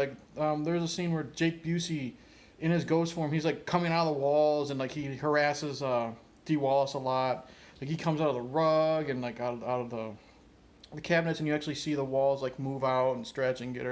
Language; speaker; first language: English; native; English